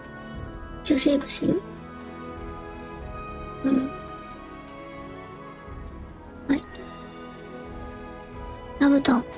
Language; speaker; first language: Japanese; native; Japanese